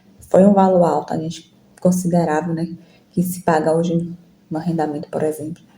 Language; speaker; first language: Portuguese; native; Portuguese